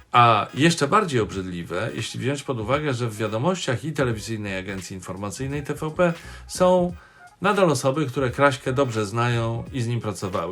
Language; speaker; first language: Polish; native; Polish